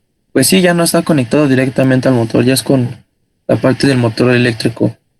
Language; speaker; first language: Spanish; native; Spanish